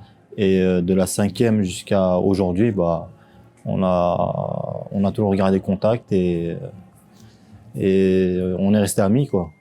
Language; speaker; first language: French; native; French